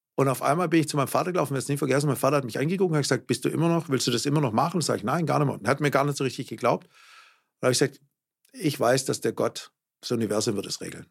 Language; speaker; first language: German; native; German